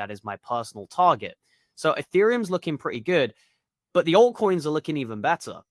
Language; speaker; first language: English; native; English